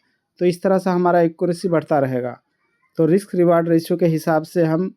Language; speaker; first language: Hindi; native; Hindi